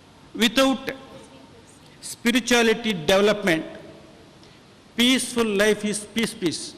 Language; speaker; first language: Hindi; non-native, local second language; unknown